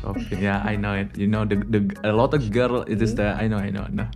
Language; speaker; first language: English; non-native, learner; Indonesian